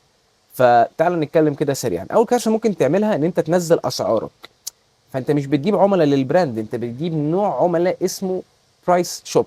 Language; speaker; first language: Arabic; native; Arabic